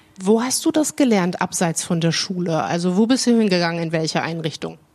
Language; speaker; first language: German; native; German